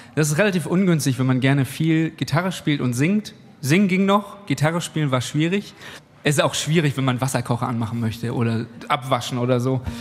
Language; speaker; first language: German; native; German